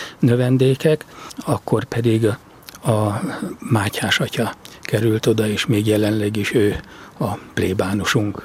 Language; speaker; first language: Hungarian; native; Hungarian